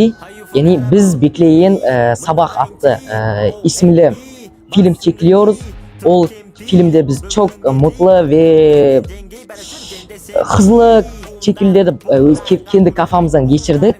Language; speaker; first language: Turkish; non-native, learner; Kazakh